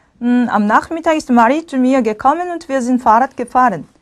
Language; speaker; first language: German; non-native, fluent; Korean